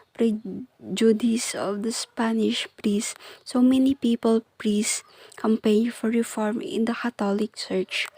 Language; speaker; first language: English; non-native, local second language; Filipino